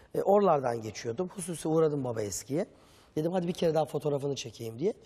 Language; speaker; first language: Turkish; native; Turkish